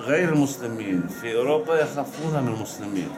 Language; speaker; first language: Arabic; native; Arabic